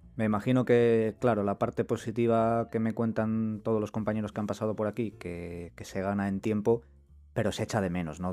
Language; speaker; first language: Spanish; native; Spanish